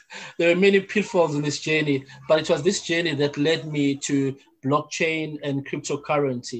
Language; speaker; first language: English; non-native, local second language; Zulu